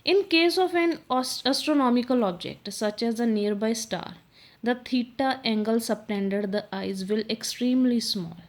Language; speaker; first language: English; non-native, local second language; Punjabi